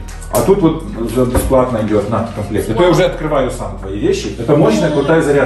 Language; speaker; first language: Russian; native; Russian